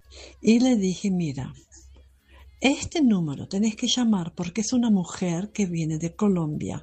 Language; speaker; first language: Spanish; non-native, fluent; German